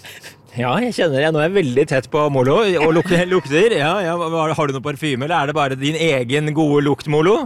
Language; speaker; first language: Norwegian; native; Norwegian